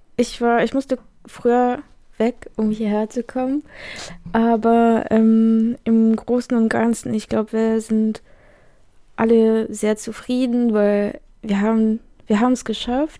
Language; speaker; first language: German; non-native, fluent; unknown